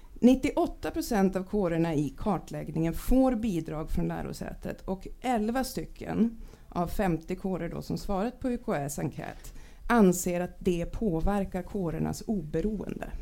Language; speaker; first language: Swedish; native; Swedish